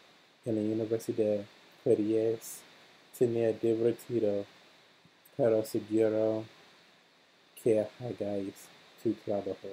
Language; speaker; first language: Spanish; non-native, learner; English